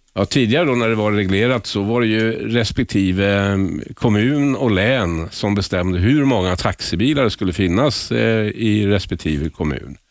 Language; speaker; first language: Swedish; native; Swedish